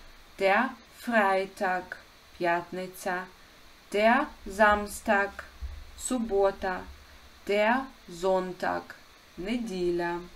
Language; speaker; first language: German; non-native, fluent; Ukrainian